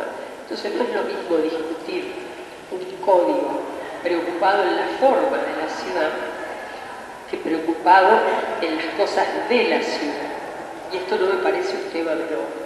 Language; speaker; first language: Spanish; native; Spanish